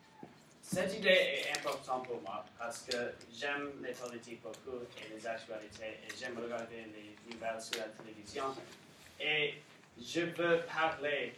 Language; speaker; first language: French; non-native, learner; English